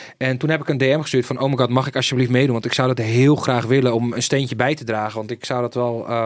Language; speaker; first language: Dutch; early bilingual, other home language; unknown